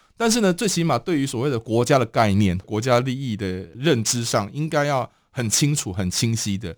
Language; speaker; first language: Chinese; native; Chinese